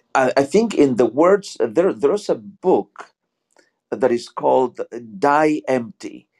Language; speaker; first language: English; non-native, fluent; Spanish